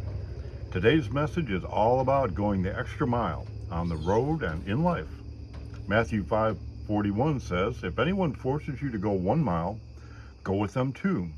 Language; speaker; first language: English; native; English